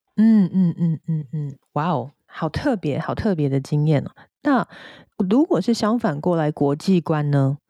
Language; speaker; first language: Chinese; native; Chinese